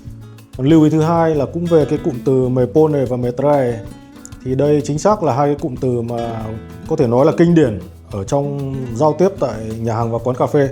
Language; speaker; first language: Vietnamese; native; Vietnamese